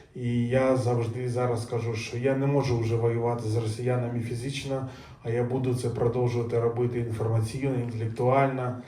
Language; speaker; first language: Ukrainian; native; Ukrainian